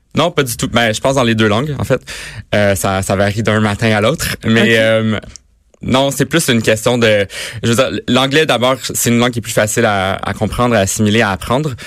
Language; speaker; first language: French; native; French